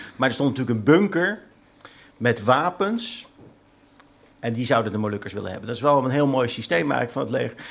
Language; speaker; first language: Dutch; native; Dutch